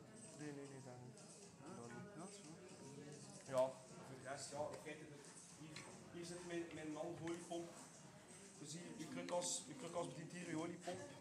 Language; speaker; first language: Dutch; native; Dutch